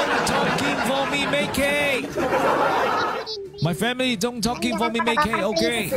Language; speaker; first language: English; non-native, learner; Chinese